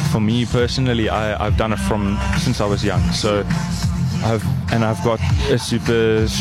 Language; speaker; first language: English; native; English